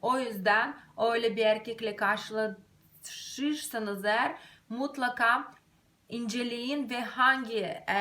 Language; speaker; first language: Turkish; non-native, fluent; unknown